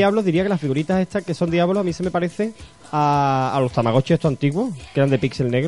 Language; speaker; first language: Spanish; native; Spanish